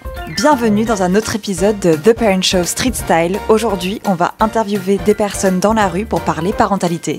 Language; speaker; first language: French; native; French